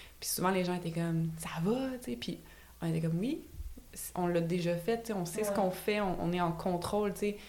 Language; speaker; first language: French; native; French